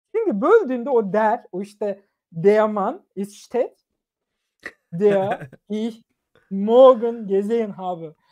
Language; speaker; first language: Turkish; early bilingual, other home language; German